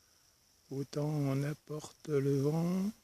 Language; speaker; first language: French; native; French